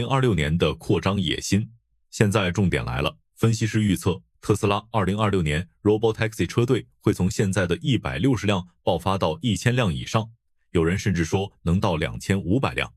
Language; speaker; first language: Chinese; native; Chinese